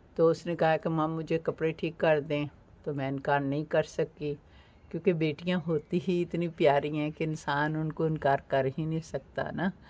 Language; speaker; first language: Urdu; native; Urdu